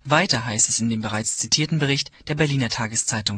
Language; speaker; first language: German; native; German